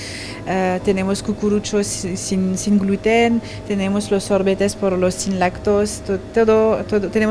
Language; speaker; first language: Spanish; non-native, learner; French